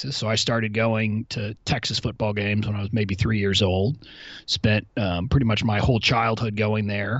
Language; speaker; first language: English; native; English